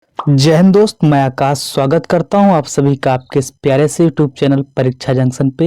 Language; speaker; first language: Hindi; native; Hindi